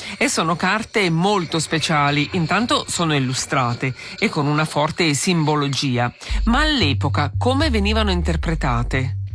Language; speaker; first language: Italian; native; Italian